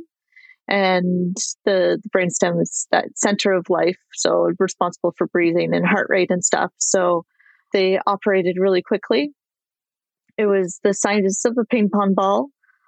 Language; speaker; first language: English; native; English